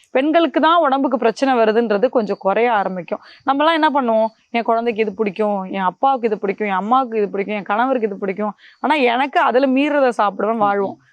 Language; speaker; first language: Tamil; native; Tamil